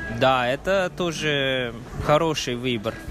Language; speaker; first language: Russian; non-native, fluent; Chinese